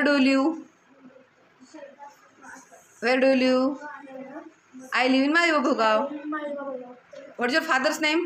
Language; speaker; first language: English; non-native, local second language; Marathi